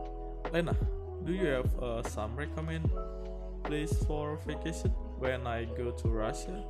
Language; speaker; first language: English; non-native, learner; Indonesian